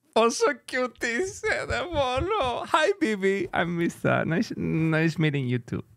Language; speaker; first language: English; non-native, fluent; Greek